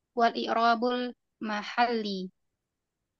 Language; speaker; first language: Arabic; non-native, learner; Indonesian